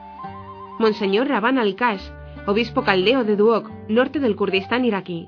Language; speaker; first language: Spanish; native; Spanish